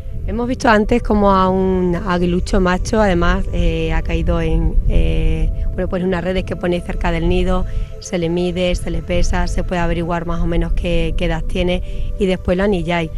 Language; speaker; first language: Spanish; native; Spanish